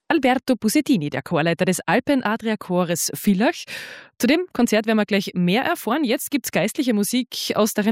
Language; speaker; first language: German; native; German